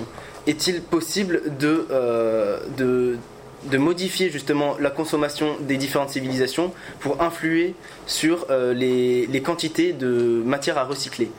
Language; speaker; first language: French; native; French